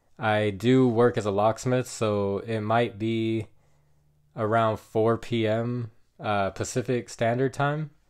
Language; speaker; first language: English; native; English